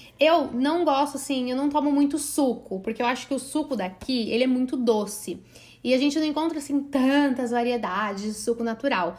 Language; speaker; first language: Portuguese; native; Portuguese